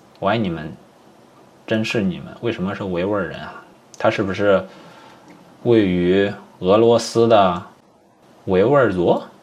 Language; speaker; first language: Chinese; native; Chinese